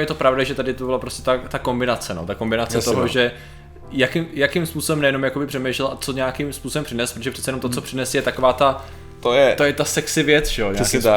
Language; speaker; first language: Czech; native; Czech